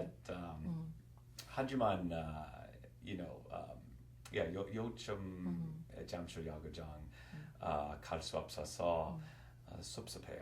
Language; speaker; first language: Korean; non-native, learner; English